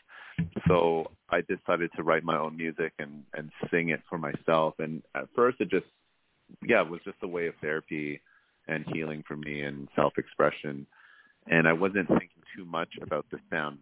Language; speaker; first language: English; native; English